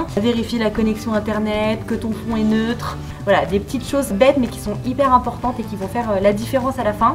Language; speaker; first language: French; native; French